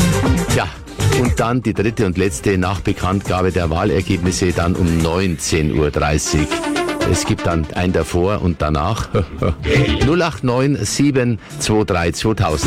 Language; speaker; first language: German; native; German